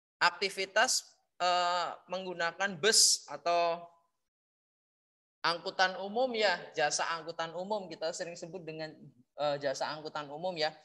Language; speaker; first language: Indonesian; native; Indonesian